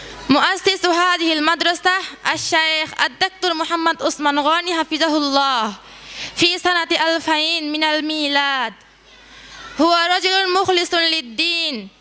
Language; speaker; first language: Arabic; non-native, learner; Bangla